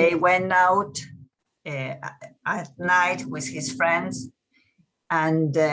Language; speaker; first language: English; non-native, learner; Spanish